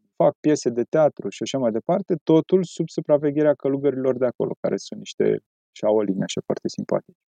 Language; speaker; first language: Romanian; native; Romanian